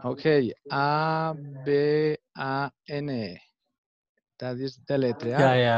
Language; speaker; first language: English; non-native, fluent; Spanish